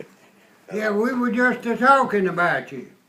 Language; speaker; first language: English; native; English